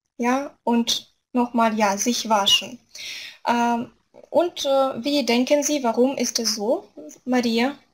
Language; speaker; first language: German; non-native, fluent; Russian